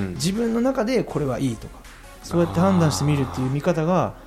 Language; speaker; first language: Japanese; native; Japanese